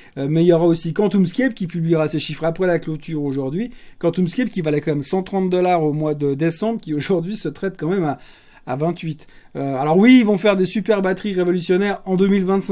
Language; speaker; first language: French; native; French